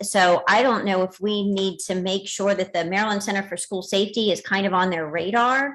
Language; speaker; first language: English; native; English